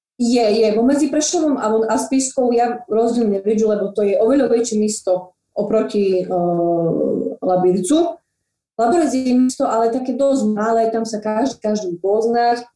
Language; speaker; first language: Slovak; non-native, local second language; Rusyn